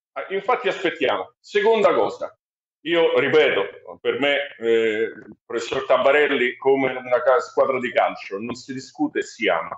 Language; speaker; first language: Italian; native; Italian